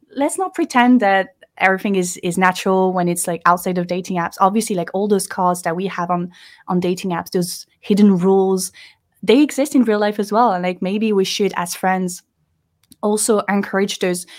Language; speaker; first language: English; non-native, fluent; French